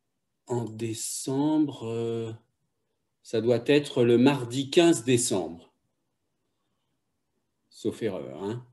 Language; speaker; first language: French; native; French